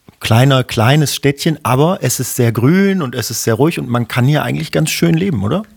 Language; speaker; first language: German; native; German